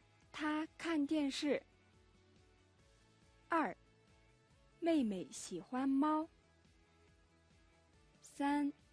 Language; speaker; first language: Chinese; non-native, fluent; Mongolian